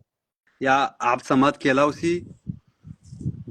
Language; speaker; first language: French; native; French